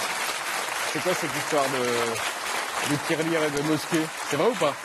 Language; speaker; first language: French; native; French